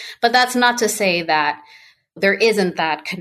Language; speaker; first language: English; non-native, local second language; Filipino